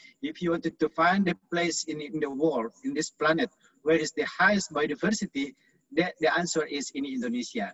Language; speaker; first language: English; non-native, fluent; Indonesian